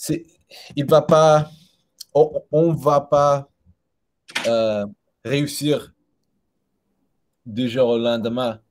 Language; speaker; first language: French; non-native, learner; English